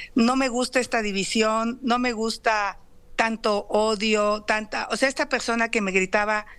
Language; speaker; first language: Spanish; native; Spanish